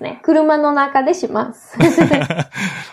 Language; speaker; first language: Japanese; non-native, learner; Portuguese